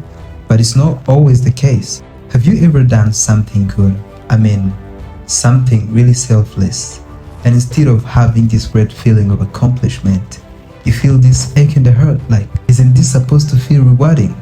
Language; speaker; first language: English; non-native, local second language; Kinyarwanda